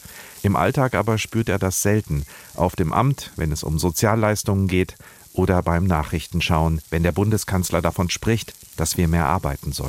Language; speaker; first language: German; native; German